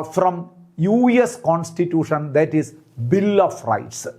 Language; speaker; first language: English; non-native, local second language; Malayalam